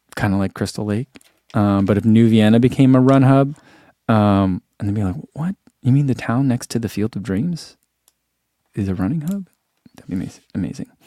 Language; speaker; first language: English; native; English